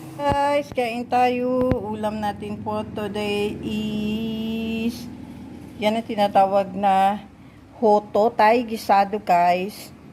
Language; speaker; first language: Filipino; non-native, local second language; Cebuano